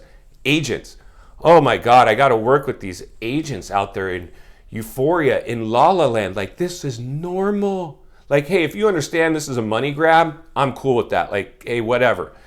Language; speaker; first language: English; native; English